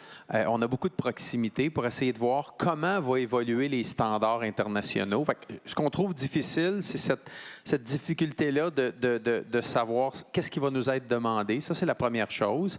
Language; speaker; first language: French; native; French